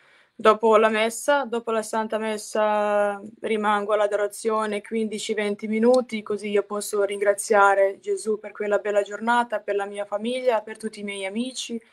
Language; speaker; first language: Italian; non-native, fluent; Croatian